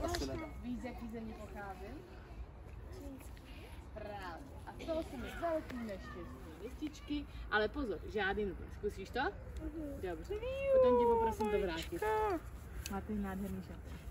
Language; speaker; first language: Czech; non-native, learner; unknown